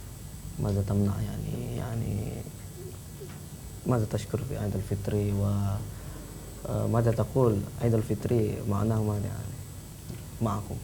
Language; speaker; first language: Arabic; non-native, learner; Indonesian